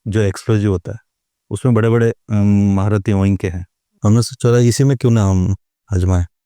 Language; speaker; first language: Hindi; non-native, local second language; Marwari